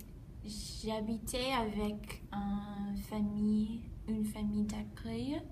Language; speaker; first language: French; non-native, learner; English